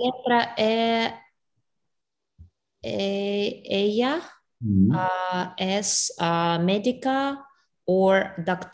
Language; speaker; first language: Spanish; non-native, learner; Russian